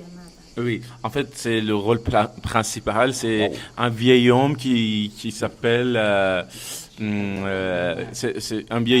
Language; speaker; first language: French; non-native, fluent; Persian